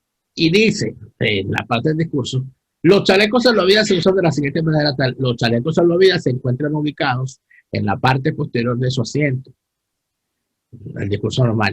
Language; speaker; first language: Spanish; native; Spanish